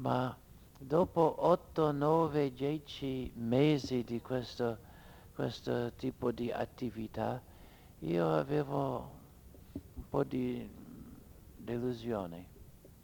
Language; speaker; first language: Italian; non-native, fluent; English